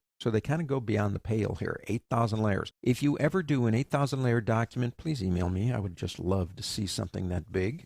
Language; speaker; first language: English; native; English